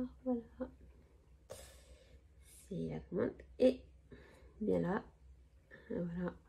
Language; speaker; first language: French; native; French